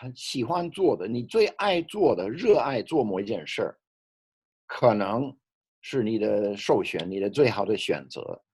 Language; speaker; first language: Chinese; non-native, fluent; English